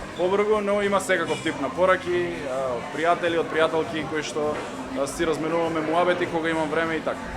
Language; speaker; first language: Macedonian; native; Macedonian